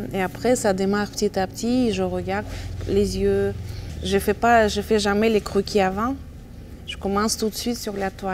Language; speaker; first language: French; non-native, fluent; Russian